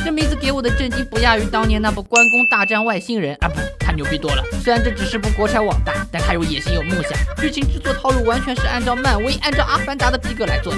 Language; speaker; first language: Chinese; native; Chinese